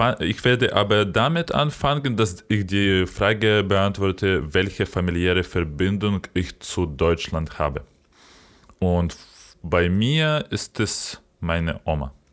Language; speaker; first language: German; non-native, fluent; Ukrainian